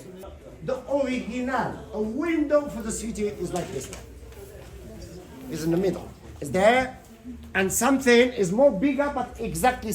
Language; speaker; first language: English; non-native, learner; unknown